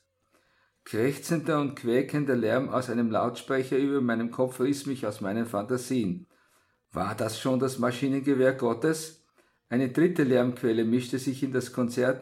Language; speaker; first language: German; native; German